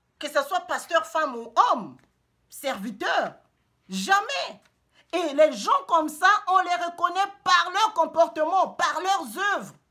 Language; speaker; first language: French; non-native, local second language; Lingala